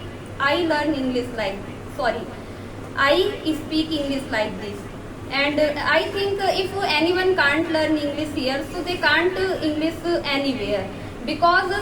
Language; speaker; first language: English; non-native, learner; Hindi